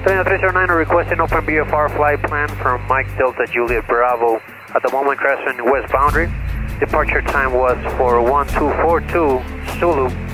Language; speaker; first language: English; non-native, fluent; Spanish